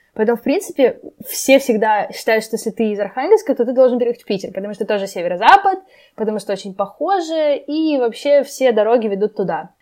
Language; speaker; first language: Russian; native; Russian